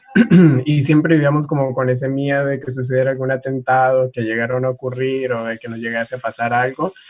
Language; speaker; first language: Spanish; native; Spanish